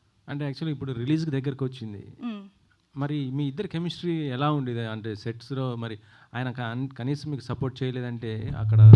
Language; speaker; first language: Telugu; native; Telugu